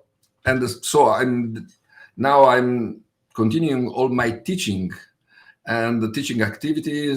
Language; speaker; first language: English; non-native, fluent; Italian